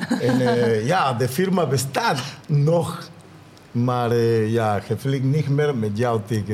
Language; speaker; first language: Dutch; non-native, learner; Spanish